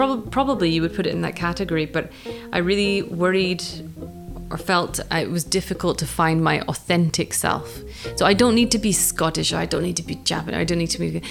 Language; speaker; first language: English; native; English